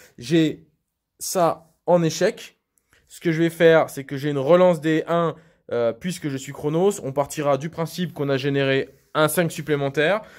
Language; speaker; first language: French; native; French